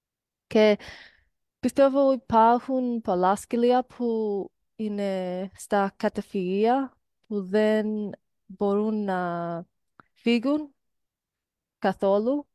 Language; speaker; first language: Greek; non-native, learner; English